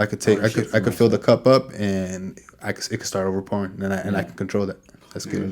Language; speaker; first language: English; native; English